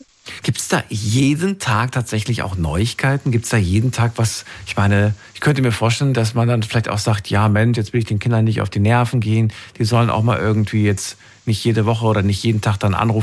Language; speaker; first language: German; native; German